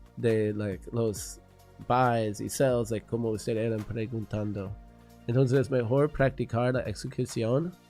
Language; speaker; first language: Spanish; non-native, learner; English